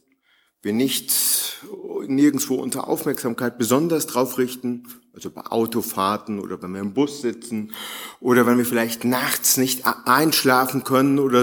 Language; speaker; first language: German; native; German